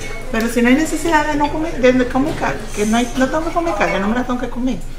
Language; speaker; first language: Spanish; early bilingual, heritage; Spanish